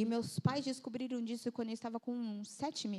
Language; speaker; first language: Portuguese; native; Portuguese